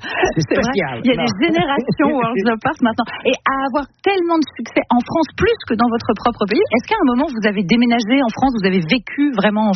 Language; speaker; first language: French; native; French